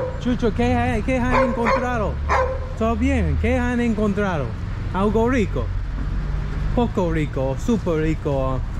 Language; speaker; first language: Spanish; non-native, learner; English